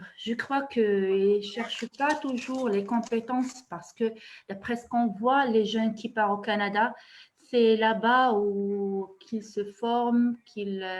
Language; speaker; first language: French; non-native, local second language; Arabic